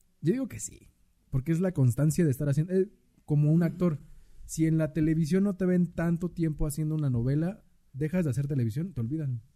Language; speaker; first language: Spanish; native; Spanish